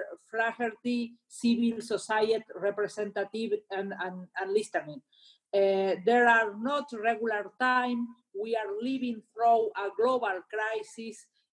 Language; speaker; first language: English; non-native, learner; Spanish